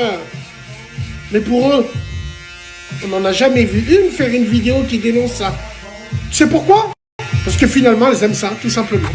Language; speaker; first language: French; native; French